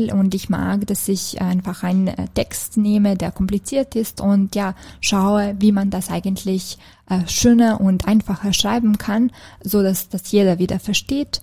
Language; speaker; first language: German; non-native, fluent; Serbian